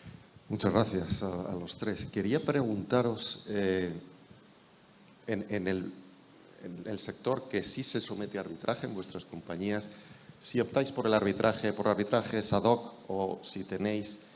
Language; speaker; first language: Spanish; native; Spanish